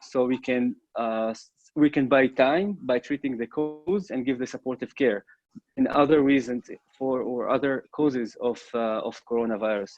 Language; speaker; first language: English; non-native, fluent; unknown